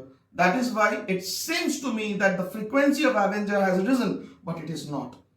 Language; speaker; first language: English; non-native, local second language; Bangla